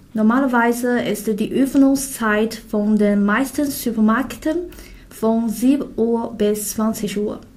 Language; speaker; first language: German; non-native, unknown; Chinese